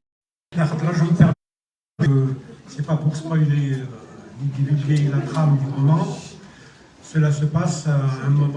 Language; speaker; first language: French; non-native, local second language; Arabic